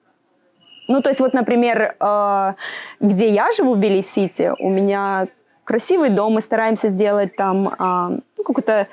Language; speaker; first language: Russian; native; Russian